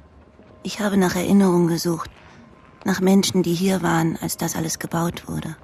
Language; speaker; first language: German; native; German